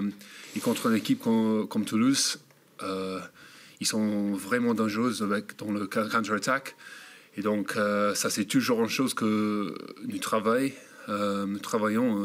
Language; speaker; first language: French; non-native, learner; English